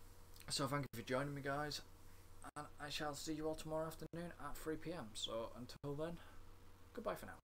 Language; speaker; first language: English; native; English